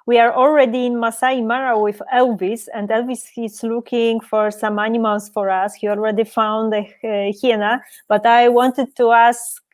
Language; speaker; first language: English; non-native, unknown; Polish